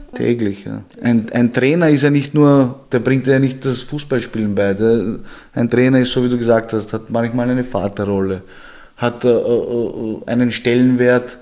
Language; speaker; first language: German; early bilingual, other home language; Georgian